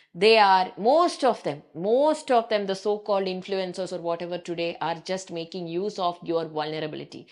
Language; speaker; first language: English; non-native, local second language; Malayalam